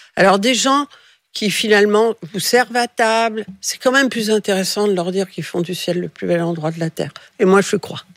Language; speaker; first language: French; early bilingual, other home language; Spanish